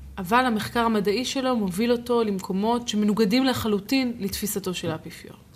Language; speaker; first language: Hebrew; native; Hebrew